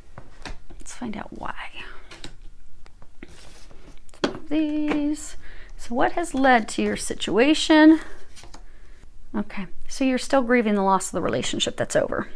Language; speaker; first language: English; native; English